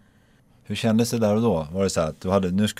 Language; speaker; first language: Swedish; native; Swedish